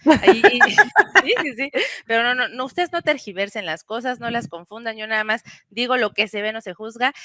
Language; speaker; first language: Spanish; native; Spanish